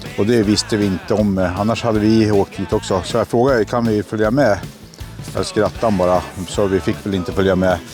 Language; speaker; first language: Swedish; native; Swedish